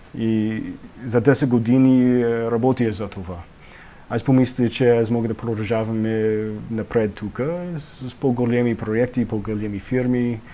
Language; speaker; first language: Bulgarian; non-native, learner; English